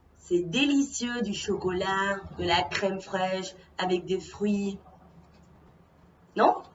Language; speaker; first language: French; non-native, fluent; Spanish